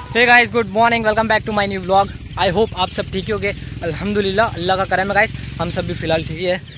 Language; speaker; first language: Hindi; non-native, local second language; Gujarati